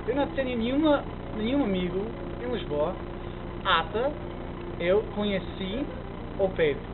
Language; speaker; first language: Portuguese; non-native, learner; English